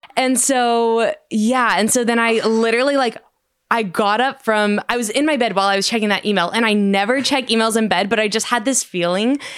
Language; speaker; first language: English; native; English